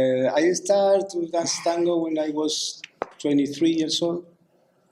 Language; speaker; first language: English; non-native, learner; Spanish